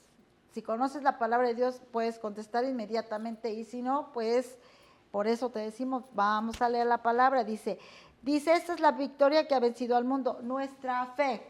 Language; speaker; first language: Spanish; native; Spanish